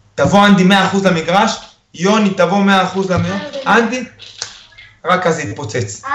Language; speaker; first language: Hebrew; early bilingual, other home language; Spanish